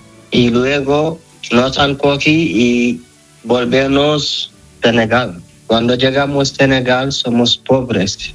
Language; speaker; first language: Spanish; non-native, learner; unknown